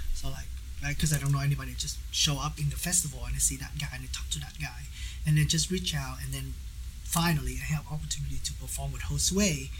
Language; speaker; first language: English; non-native, learner; Vietnamese